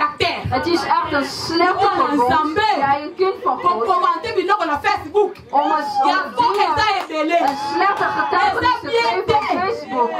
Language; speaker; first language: Dutch; non-native, fluent; Lingala